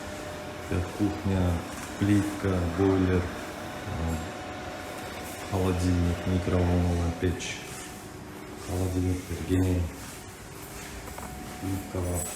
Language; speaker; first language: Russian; non-native, local second language; Kyrgyz